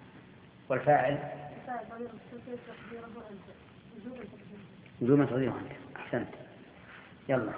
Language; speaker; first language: Arabic; native; Arabic